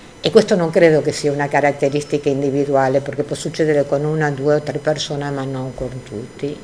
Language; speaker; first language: Italian; non-native, fluent; Spanish